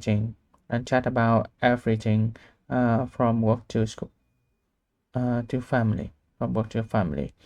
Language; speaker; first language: English; non-native, learner; Vietnamese